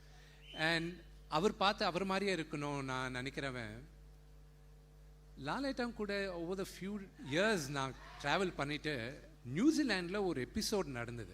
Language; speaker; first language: Tamil; non-native, local second language; Telugu